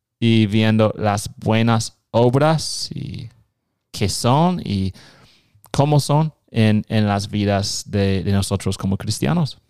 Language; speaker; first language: Spanish; non-native, fluent; English